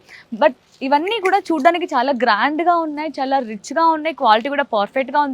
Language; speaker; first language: Telugu; native; Telugu